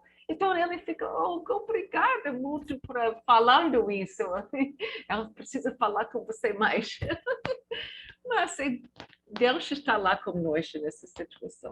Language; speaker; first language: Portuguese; non-native, learner; English